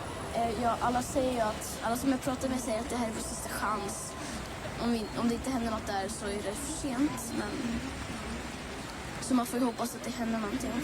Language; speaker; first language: Swedish; native; Swedish